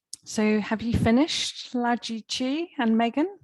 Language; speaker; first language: English; native; English